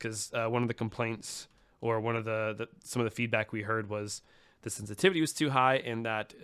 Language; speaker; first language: English; native; English